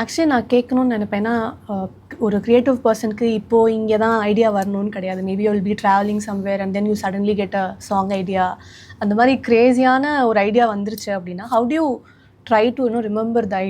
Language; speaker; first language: Tamil; native; Tamil